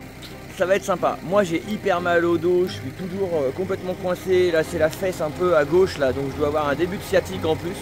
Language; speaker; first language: French; native; French